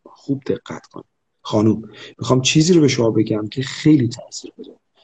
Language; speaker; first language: Persian; native; Persian